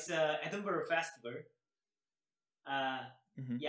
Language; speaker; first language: English; non-native, learner; Korean